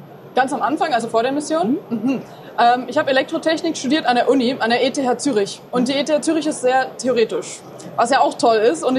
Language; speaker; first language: German; native; German